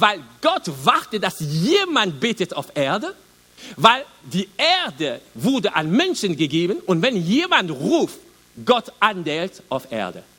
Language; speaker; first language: German; non-native, learner; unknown